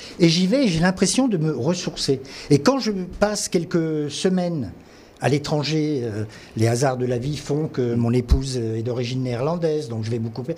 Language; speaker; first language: French; non-native, local second language; Catalan